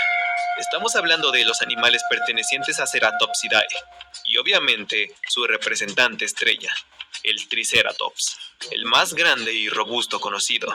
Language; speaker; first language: Spanish; native; Spanish